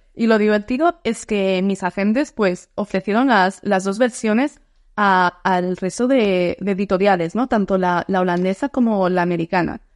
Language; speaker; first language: Spanish; non-native, fluent; Dutch